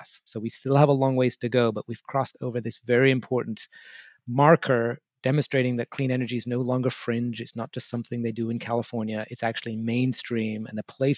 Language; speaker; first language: English; native; English